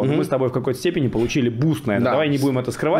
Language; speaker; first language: Russian; native; Russian